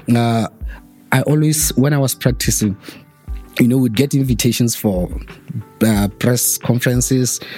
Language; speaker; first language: English; non-native, local second language; Tswana